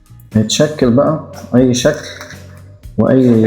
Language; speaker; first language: Arabic; native; Arabic